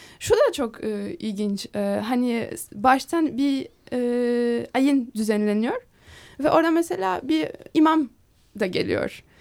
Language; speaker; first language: Turkish; non-native, fluent; Polish